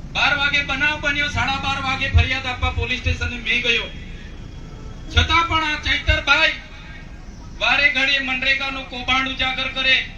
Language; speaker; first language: Gujarati; non-native, local second language; Vasavi